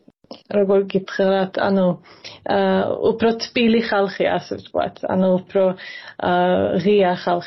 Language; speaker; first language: Georgian; early bilingual, heritage; Georgian